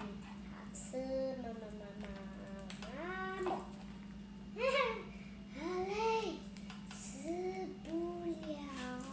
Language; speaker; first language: Chinese; early bilingual, heritage; Chinese